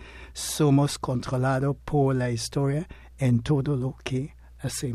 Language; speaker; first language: Spanish; non-native, fluent; English